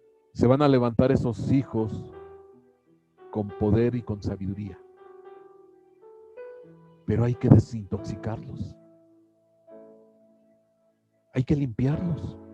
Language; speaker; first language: Spanish; native; Spanish